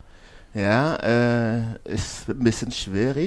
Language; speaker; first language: German; non-native, learner; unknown